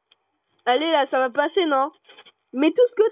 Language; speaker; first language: French; native; French